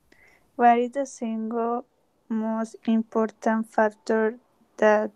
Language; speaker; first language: English; non-native, learner; Spanish